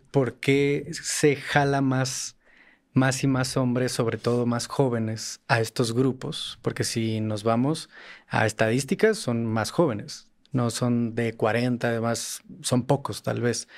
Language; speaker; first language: Spanish; native; Spanish